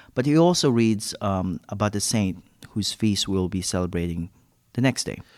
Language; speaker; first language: English; non-native, local second language; Filipino